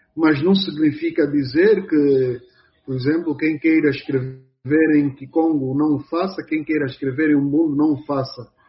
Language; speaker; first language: Portuguese; non-native, local second language; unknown